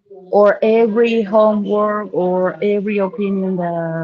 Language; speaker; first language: English; non-native, learner; Spanish